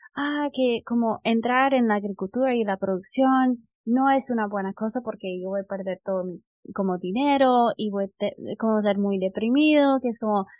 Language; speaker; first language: Spanish; non-native, fluent; English